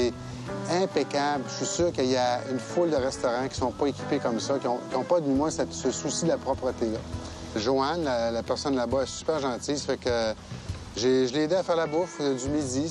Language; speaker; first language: French; native; French